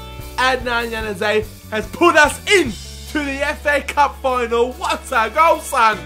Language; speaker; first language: English; native; English